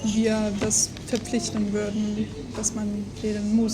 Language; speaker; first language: German; non-native, fluent; English